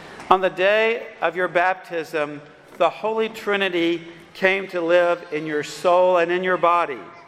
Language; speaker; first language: English; native; English